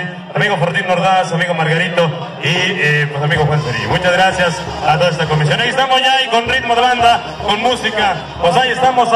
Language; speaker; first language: Spanish; native; Spanish